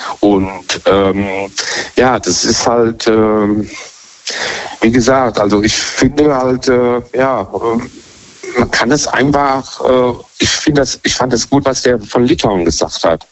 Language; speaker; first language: German; native; German